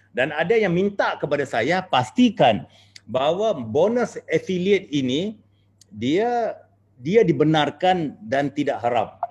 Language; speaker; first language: Malay; native; Malay